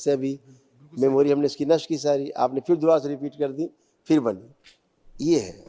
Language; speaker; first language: Hindi; native; Hindi